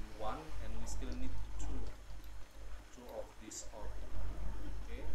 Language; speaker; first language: English; non-native, learner; Indonesian